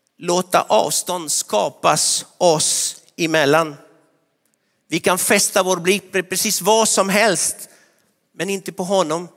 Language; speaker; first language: Swedish; non-native, fluent; Spanish